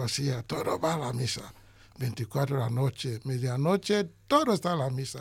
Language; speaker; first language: Spanish; non-native, learner; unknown